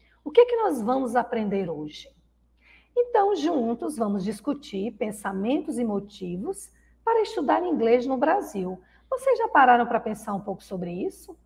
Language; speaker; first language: Portuguese; native; Portuguese